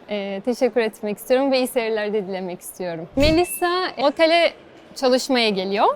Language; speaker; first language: Turkish; non-native, fluent; Portuguese